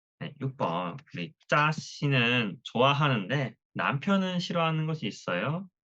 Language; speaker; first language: Korean; non-native, fluent; Thai